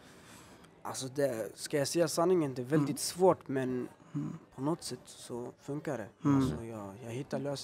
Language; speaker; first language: Swedish; early bilingual, other home language; Albanian